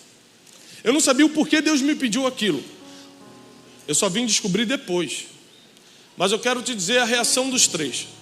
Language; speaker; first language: Portuguese; native; Portuguese